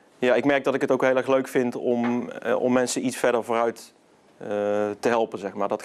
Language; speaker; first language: Dutch; native; Dutch